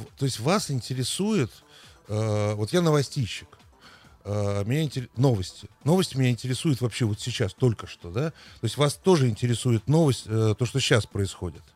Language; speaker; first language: Russian; native; Russian